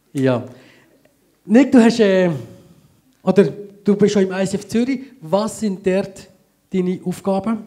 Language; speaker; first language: German; native; German